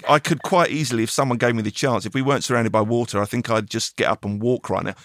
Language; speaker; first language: English; native; English